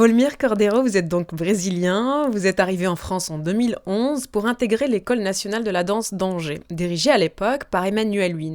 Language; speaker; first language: French; native; French